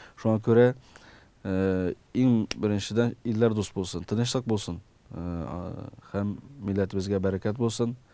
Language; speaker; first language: Tatar; early bilingual, heritage; Tatar